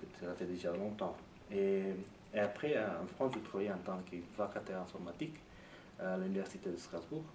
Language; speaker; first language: French; non-native, fluent; Spanish